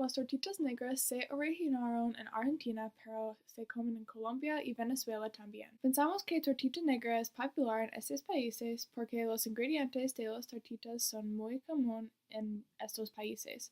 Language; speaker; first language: Spanish; non-native, learner; English